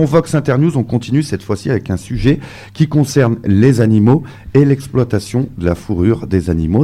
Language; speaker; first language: French; native; French